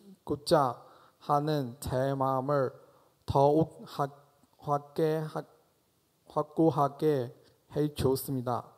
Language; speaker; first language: Korean; non-native, fluent; Chinese